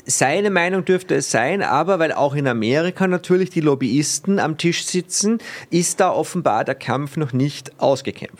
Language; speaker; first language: German; native; German